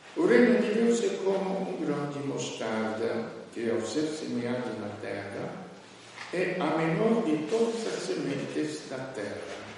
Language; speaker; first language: Portuguese; non-native, fluent; Italian